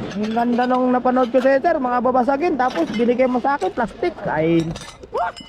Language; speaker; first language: Filipino; non-native, local second language; Cebuano